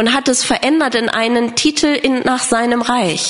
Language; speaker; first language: German; non-native, fluent; English